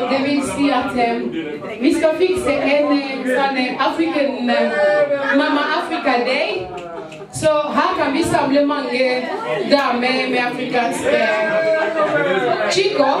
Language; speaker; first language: Norwegian; non-native, fluent; Lingala